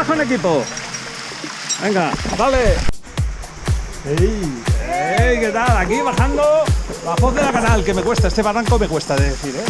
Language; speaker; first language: Spanish; non-native, local second language; Catalan